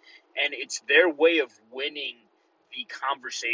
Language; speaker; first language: English; early bilingual, other home language; Spanish